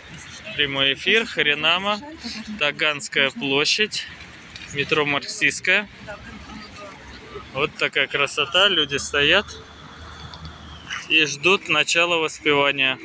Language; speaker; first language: Russian; native; Russian